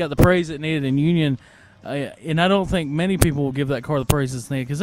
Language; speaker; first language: English; native; English